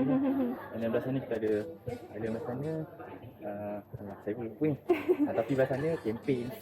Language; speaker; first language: Malay; native; Malay